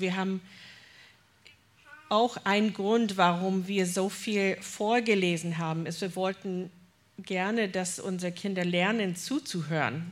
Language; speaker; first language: German; non-native, fluent; English